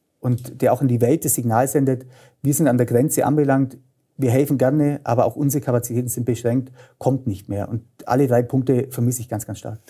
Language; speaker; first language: German; native; German